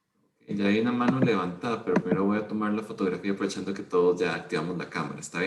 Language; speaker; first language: Spanish; native; Spanish